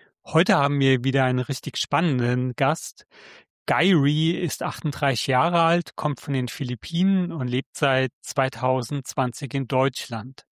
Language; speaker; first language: German; native; German